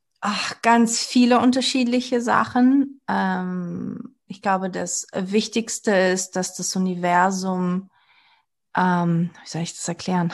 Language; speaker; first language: German; early bilingual, other home language; Portuguese